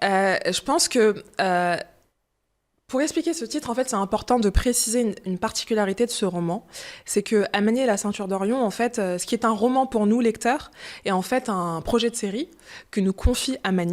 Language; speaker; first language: French; early bilingual, other home language; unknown